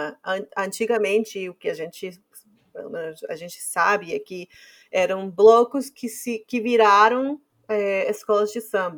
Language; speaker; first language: Portuguese; non-native, fluent; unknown